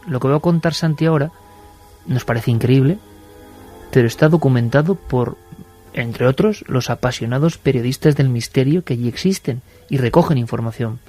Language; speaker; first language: Spanish; native; Spanish